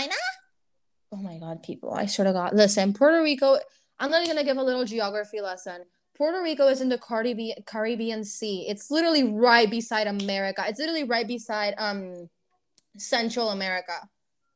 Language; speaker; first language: English; non-native, fluent; Spanish